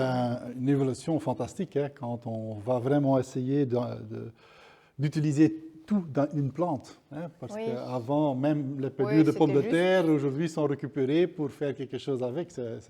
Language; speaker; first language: French; non-native, local second language; Dutch